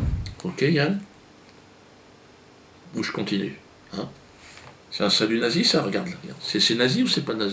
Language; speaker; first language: French; native; French